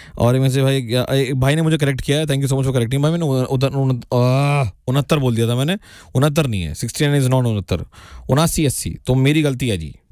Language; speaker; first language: Hindi; native; Hindi